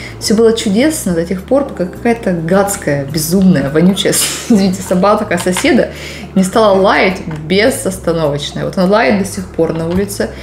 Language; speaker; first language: Russian; native; Russian